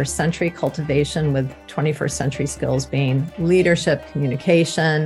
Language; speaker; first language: English; native; English